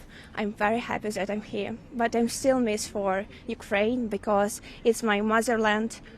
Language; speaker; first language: English; non-native, learner; Ukrainian